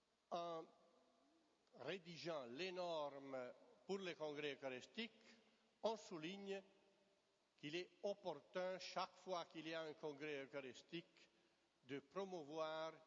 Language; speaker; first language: French; non-native, fluent; Italian